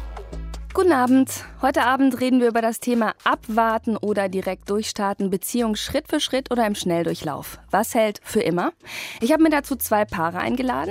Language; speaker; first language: German; native; German